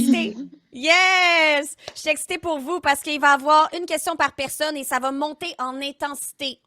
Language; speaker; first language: French; native; French